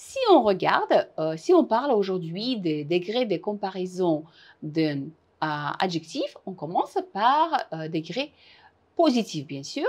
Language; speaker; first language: French; non-native, fluent; Uzbek